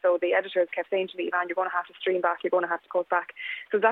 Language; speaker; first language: English; native; English